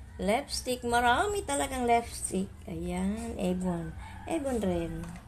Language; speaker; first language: Filipino; non-native, local second language; Cebuano